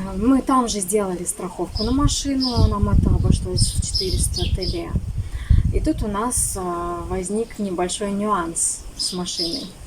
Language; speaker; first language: Russian; native; Russian